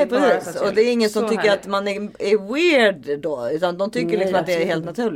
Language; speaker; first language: Swedish; native; Swedish